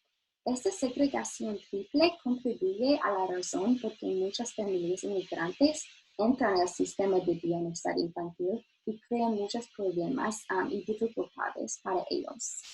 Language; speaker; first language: Spanish; non-native, learner; English